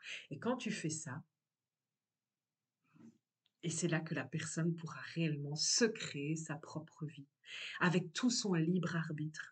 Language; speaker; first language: French; native; French